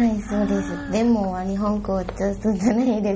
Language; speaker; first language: Japanese; non-native, learner; Thai